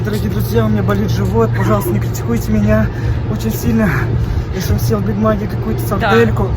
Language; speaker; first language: Russian; native; Russian